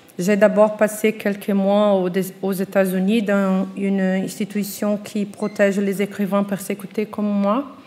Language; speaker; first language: French; non-native, fluent; Portuguese